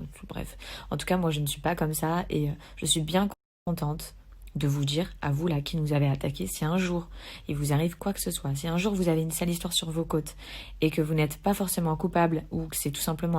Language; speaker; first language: French; native; French